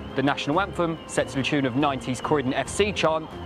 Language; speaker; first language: English; native; English